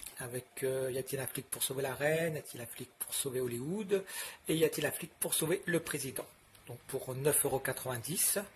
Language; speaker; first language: French; native; French